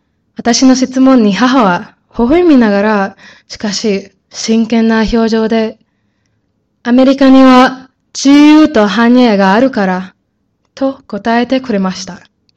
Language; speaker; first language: Japanese; non-native, learner; English